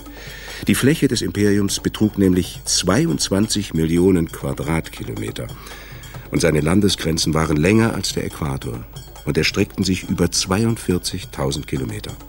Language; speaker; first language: German; native; German